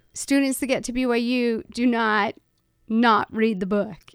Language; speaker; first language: English; native; English